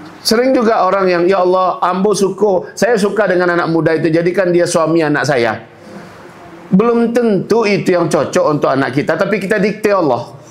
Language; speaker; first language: Malay; non-native, local second language; Minangkabau